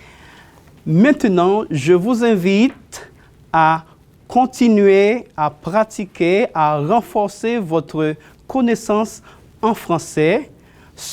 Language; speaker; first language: French; non-native, fluent; Spanish